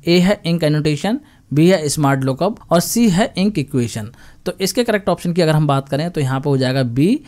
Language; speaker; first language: Hindi; native; Hindi